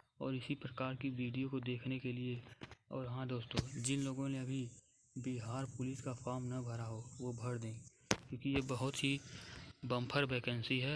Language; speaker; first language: Hindi; native; Hindi